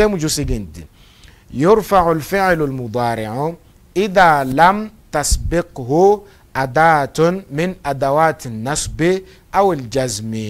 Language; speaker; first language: Arabic; non-native, fluent; Portuguese